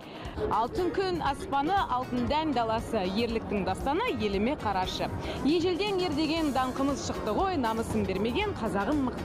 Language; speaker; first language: Kazakh; non-native, local second language; Russian